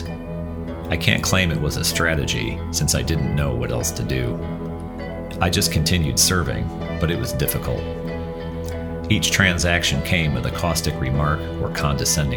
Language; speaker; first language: English; native; English